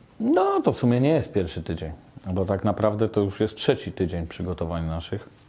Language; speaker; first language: Polish; native; Polish